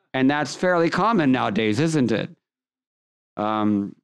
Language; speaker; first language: English; native; English